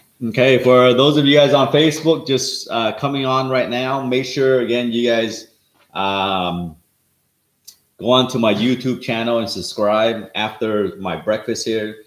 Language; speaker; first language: English; early bilingual, other home language; Vietnamese